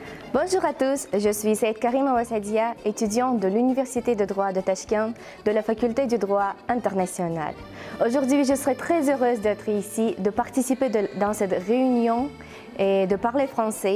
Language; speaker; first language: French; non-native, learner; Uzbek